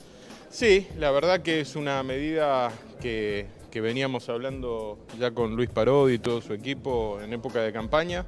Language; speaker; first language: Spanish; native; Spanish